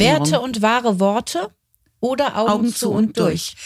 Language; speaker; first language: German; native; German